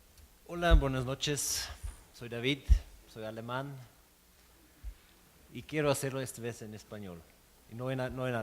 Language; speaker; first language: Spanish; non-native, fluent; German